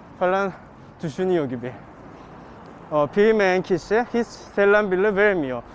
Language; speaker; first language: Turkish; non-native, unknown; Korean